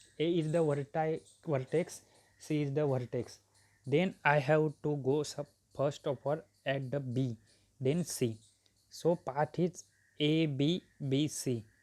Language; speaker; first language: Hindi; non-native, local second language; Marathi